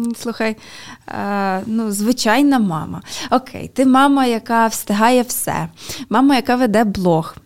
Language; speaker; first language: Ukrainian; native; Ukrainian